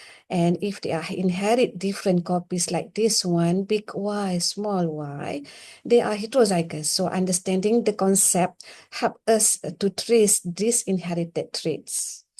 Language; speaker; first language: English; non-native, local second language; Malay